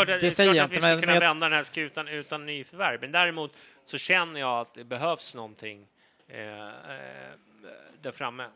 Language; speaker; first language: Swedish; native; Swedish